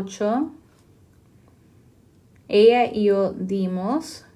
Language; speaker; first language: Spanish; non-native, fluent; English